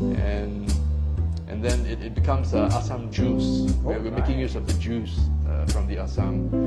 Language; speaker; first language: English; native; English